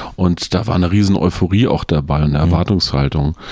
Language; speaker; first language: German; native; German